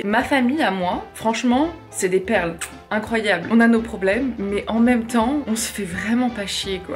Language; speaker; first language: French; native; French